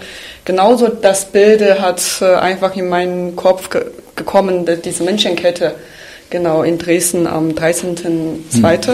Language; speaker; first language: German; non-native, fluent; Chinese